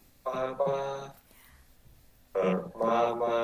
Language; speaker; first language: Chinese; non-native, learner; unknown